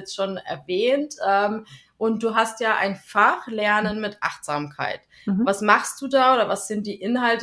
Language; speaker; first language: German; native; German